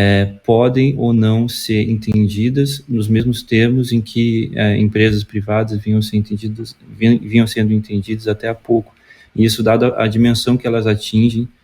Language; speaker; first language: Portuguese; native; Portuguese